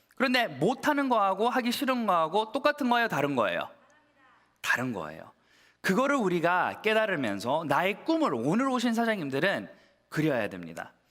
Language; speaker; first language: Korean; early bilingual, heritage; Korean